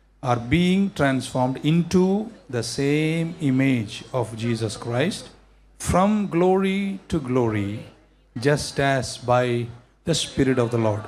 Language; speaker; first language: English; non-native, local second language; Tamil